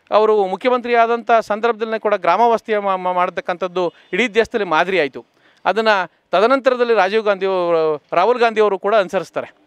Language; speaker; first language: Kannada; native; Kannada